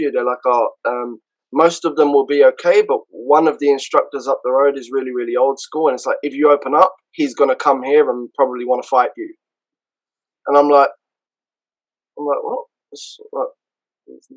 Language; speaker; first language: English; native; English